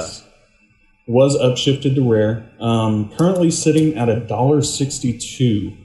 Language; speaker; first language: English; native; English